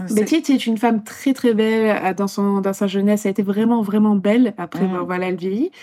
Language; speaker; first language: French; non-native, fluent; Polish